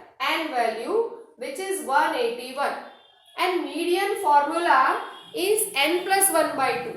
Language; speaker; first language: English; non-native, local second language; Hindi